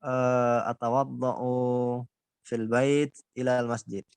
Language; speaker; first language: Arabic; non-native, learner; Indonesian